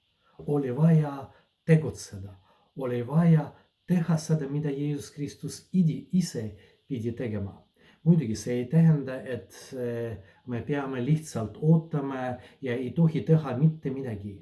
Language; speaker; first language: Estonian; non-native, fluent; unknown